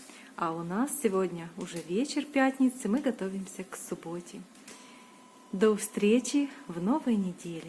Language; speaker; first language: Russian; native; Russian